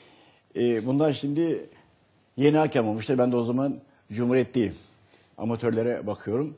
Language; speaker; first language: Turkish; native; Turkish